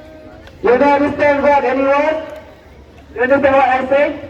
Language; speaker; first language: English; non-native, learner; Indonesian